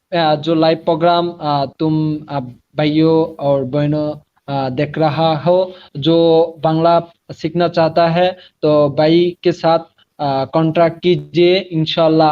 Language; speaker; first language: Hindi; non-native, learner; Bangla